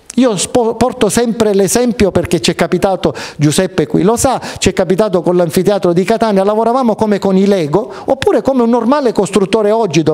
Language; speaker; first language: Italian; native; Italian